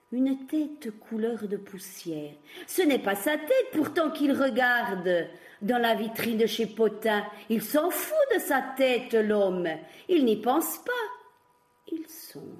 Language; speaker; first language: French; non-native, fluent; Portuguese